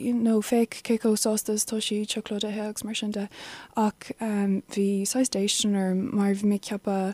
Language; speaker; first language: Irish; non-native, local second language; English